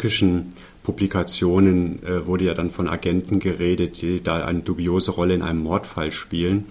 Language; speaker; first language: German; native; German